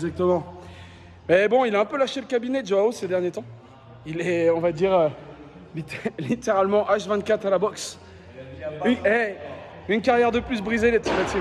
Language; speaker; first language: French; native; French